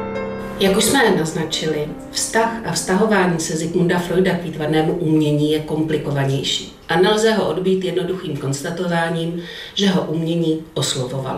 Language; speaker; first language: Czech; native; Czech